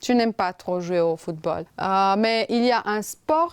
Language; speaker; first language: French; non-native, fluent; Romanian